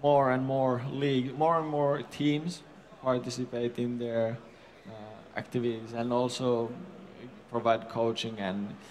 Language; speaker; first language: English; non-native, fluent; Finnish